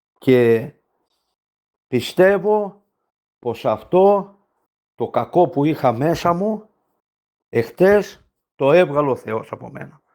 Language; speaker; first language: Greek; non-native, fluent; Bulgarian